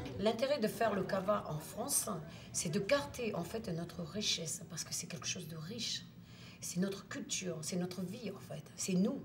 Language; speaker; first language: French; non-native, local second language; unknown